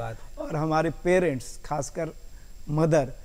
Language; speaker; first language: Hindi; native; Hindi